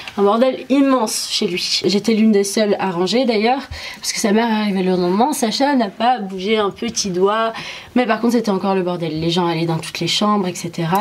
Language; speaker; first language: French; early bilingual, other home language; Arabic